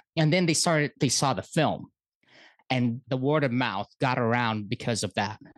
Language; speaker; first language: English; early bilingual, other home language; Arabic